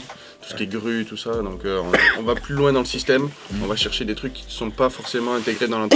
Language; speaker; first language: French; native; French